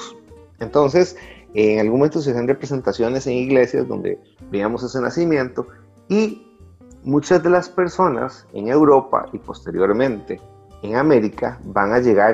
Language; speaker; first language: Spanish; native; Spanish